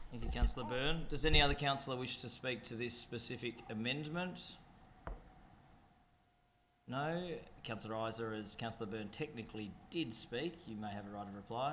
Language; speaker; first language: English; native; English